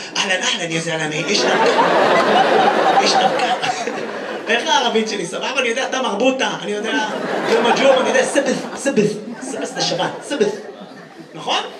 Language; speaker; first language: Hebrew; native; Hebrew